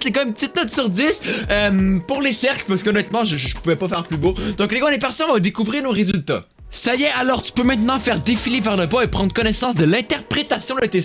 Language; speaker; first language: French; native; French